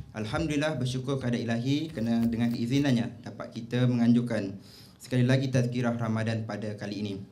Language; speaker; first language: Malay; native; Malay